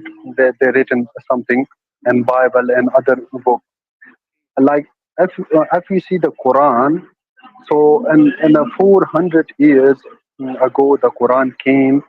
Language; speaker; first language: English; non-native, learner; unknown